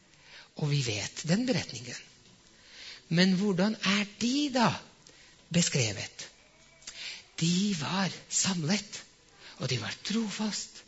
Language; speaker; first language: Norwegian; non-native, fluent; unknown